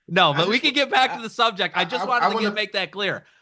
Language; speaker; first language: English; native; English